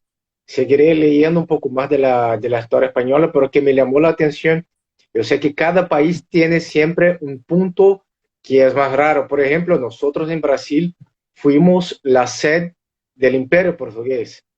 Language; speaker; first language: Spanish; non-native, fluent; Portuguese